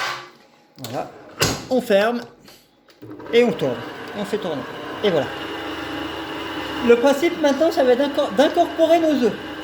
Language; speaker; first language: French; native; French